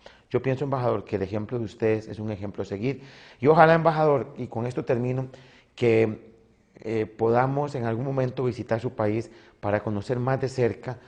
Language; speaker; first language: Spanish; native; Spanish